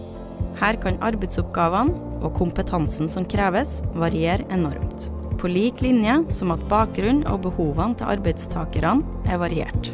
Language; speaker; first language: Norwegian; native; Norwegian